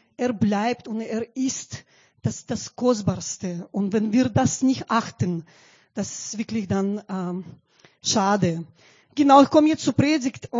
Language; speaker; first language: German; non-native, fluent; Russian